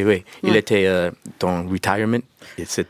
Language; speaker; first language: French; non-native, learner; English